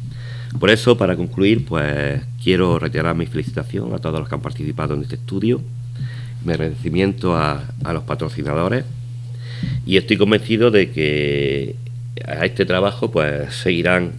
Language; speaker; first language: Spanish; native; Spanish